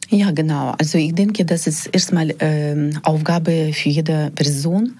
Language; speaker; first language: German; non-native, fluent; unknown